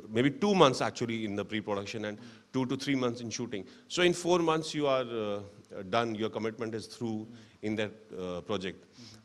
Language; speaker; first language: Hindi; native; Hindi